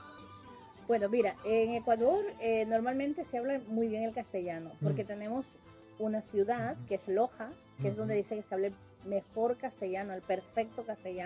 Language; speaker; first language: Spanish; native; Spanish